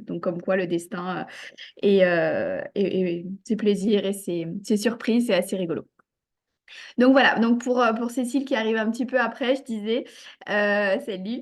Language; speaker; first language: French; native; French